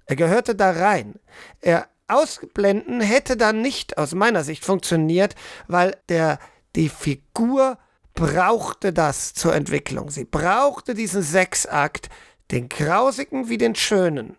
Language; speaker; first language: German; native; German